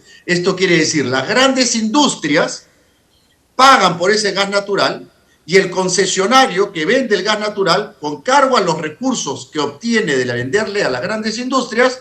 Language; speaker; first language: Spanish; native; Spanish